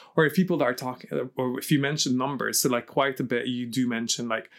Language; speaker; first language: English; early bilingual, heritage; Arabic